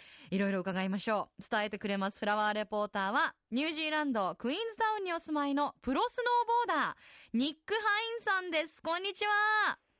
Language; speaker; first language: Japanese; native; Japanese